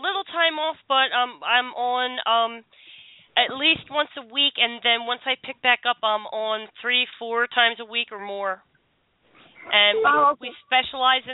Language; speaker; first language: English; native; English